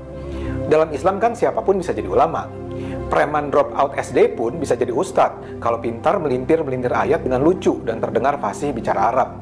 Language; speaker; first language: Indonesian; native; Indonesian